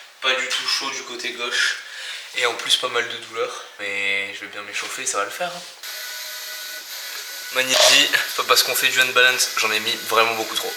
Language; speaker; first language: French; native; French